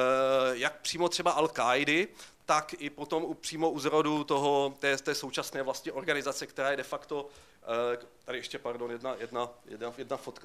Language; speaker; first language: Czech; native; Czech